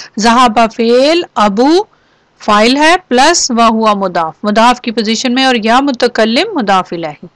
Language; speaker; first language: Urdu; native; Urdu